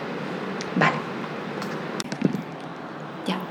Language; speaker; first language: Spanish; native; Spanish